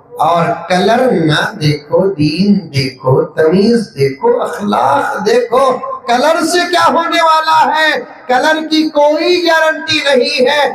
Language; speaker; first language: Urdu; native; Urdu